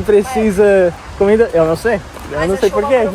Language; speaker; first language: Portuguese; early bilingual, heritage; English